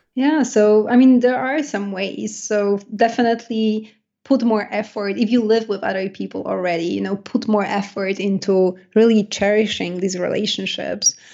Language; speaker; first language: English; non-native, fluent; Polish